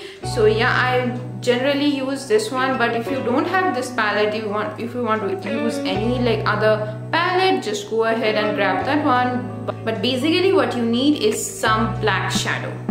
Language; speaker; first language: English; non-native, local second language; Bangla